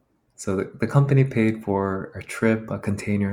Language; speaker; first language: English; native; English